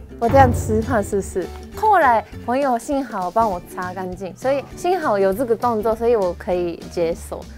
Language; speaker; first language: Chinese; non-native, fluent; Japanese